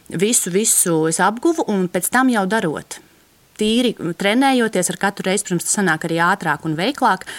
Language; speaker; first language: Latvian; native; Latvian